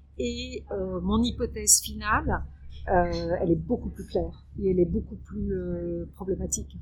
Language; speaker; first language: French; early bilingual, heritage; French